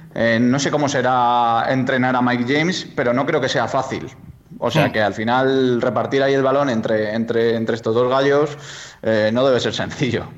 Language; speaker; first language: Spanish; native; Spanish